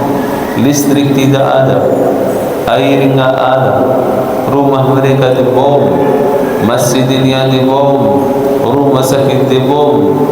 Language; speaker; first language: Indonesian; non-native, fluent; Arabic